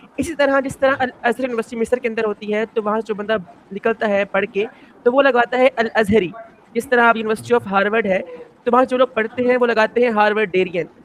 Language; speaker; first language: Urdu; non-native, local second language; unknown